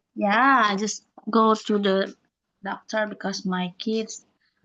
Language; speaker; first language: English; non-native, learner; Indonesian